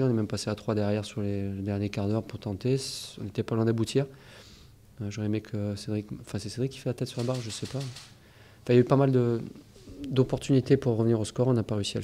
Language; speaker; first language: French; native; French